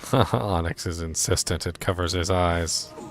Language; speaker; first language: English; native; English